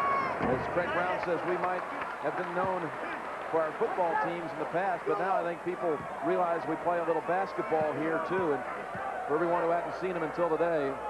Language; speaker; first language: English; native; English